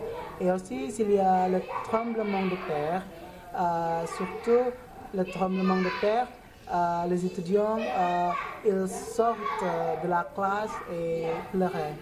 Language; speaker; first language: French; non-native, learner; Indonesian